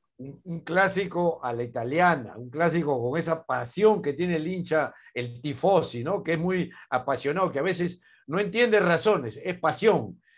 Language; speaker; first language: Spanish; native; Spanish